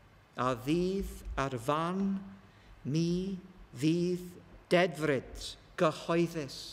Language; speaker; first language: Welsh; non-native, learner; English